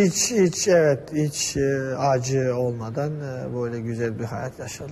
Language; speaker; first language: Turkish; non-native, fluent; Georgian